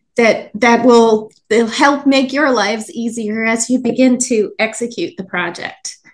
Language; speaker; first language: English; native; English